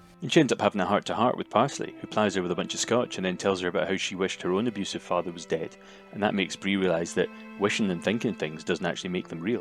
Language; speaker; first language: English; native; English